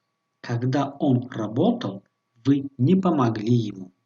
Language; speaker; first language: Russian; non-native, local second language; Tajik